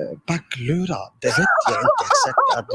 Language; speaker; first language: Swedish; non-native, learner; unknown